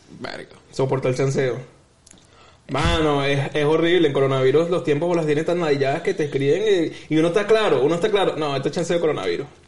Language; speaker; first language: Spanish; native; Spanish